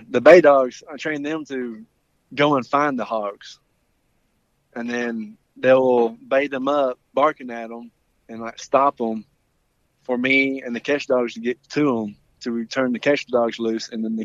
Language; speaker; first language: English; native; English